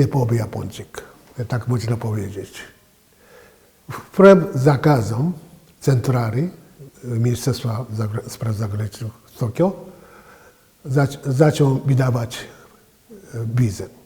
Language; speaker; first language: Polish; non-native, fluent; Japanese